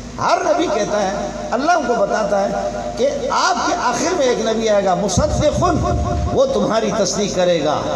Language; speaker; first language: Urdu; non-native, local second language; Baluchi